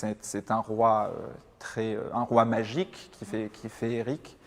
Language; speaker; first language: French; native; French